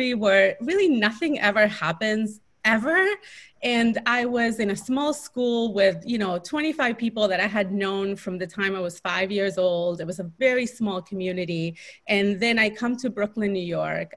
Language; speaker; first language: English; non-native, fluent; Spanish